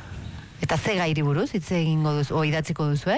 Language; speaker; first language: Basque; native; Basque